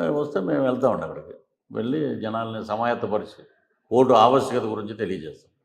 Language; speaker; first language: Telugu; native; Telugu